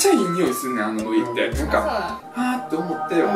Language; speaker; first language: Japanese; early bilingual, other home language; Russian